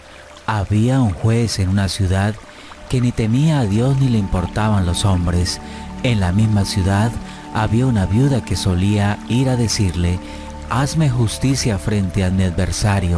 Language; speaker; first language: Spanish; native; Spanish